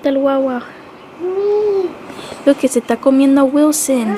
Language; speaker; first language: Spanish; early bilingual, heritage; Spanish